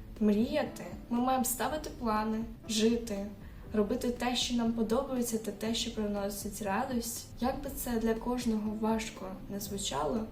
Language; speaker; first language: Ukrainian; non-native, local second language; Russian